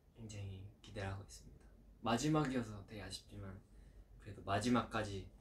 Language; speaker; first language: Korean; early bilingual, heritage; Korean